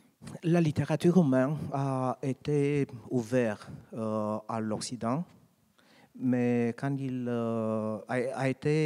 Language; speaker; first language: French; non-native, learner; Romanian